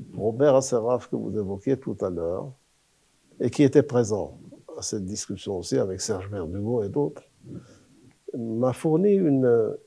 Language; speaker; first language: French; non-native, local second language; Arabic